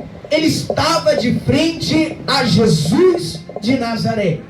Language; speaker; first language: Portuguese; native; Portuguese